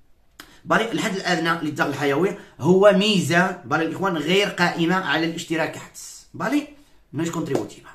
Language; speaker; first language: Arabic; native; Arabic